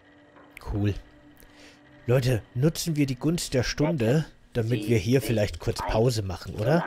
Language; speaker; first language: German; native; German